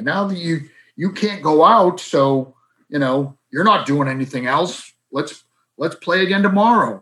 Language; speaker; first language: English; native; English